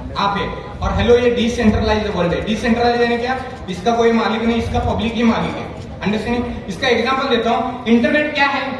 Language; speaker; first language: Hindi; non-native, local second language; Marathi